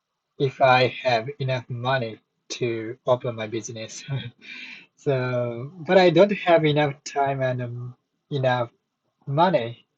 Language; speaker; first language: English; non-native, learner; Japanese